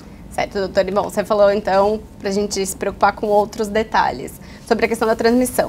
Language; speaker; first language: Portuguese; native; Portuguese